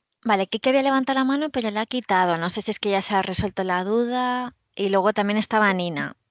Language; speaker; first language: Spanish; native; Spanish